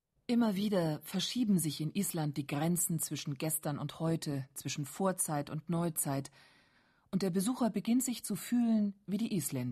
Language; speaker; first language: German; native; German